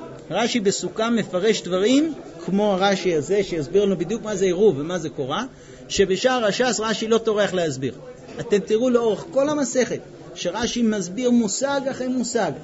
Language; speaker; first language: Hebrew; non-native, fluent; English